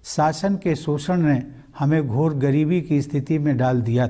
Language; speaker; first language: Hindi; native; Hindi